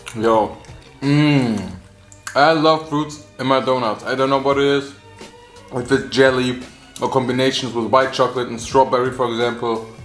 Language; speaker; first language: English; non-native, fluent; German